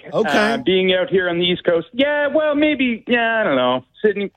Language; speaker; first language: English; native; English